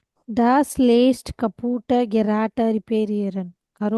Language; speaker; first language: German; non-native, learner; Tamil